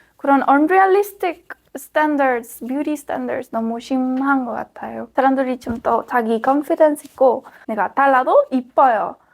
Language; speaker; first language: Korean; non-native, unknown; Spanish